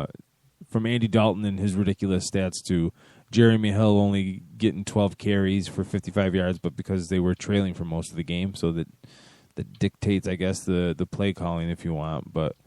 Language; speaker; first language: English; native; English